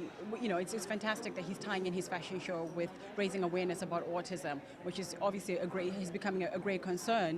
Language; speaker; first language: English; non-native, local second language; Tswana